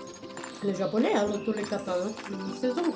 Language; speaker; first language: French; non-native, learner; Romanian